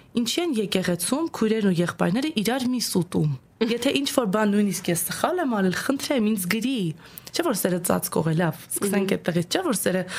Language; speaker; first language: Armenian; native; Armenian